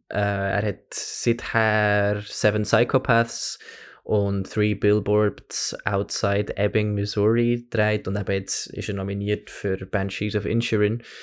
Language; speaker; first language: German; native; German